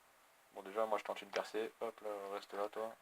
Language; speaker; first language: French; native; French